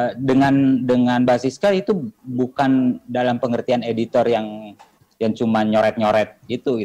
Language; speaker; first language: Indonesian; non-native, local second language; Buginese